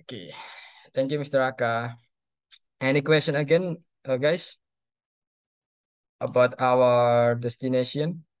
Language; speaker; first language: English; non-native, learner; Indonesian